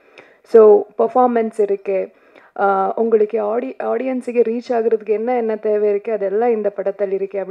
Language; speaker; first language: Tamil; non-native, learner; Kannada